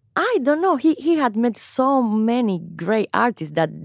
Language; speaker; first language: English; non-native, fluent; Spanish